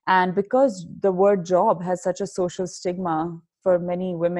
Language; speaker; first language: English; non-native, local second language; Hindi